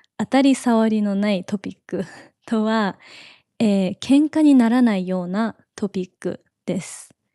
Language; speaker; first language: Japanese; native; Japanese